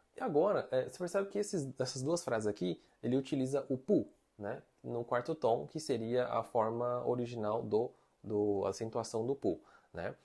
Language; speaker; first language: Portuguese; non-native, fluent; Chinese